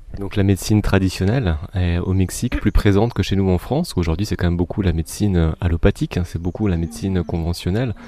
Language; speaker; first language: French; native; French